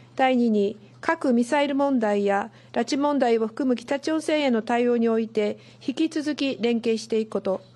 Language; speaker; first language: Japanese; native; Japanese